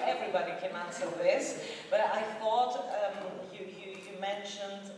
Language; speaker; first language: English; non-native, fluent; Greek